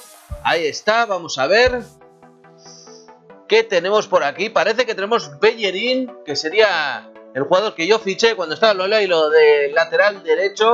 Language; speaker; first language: Spanish; native; Spanish